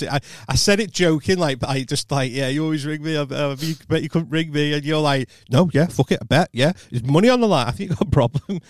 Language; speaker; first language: English; native; English